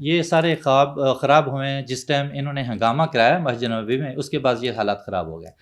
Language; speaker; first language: Urdu; non-native, local second language; Punjabi